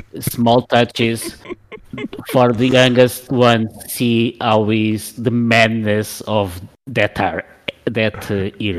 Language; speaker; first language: English; non-native, learner; Portuguese